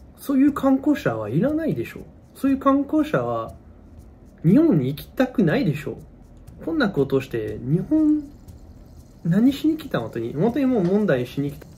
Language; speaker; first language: Japanese; non-native, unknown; French